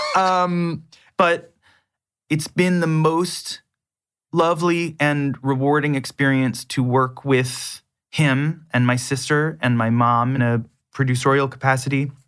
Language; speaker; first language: English; native; English